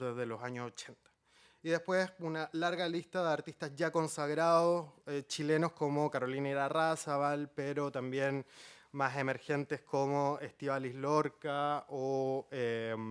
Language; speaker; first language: Spanish; native; Spanish